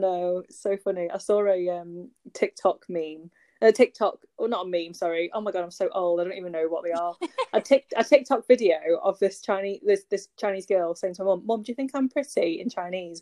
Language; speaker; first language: English; native; English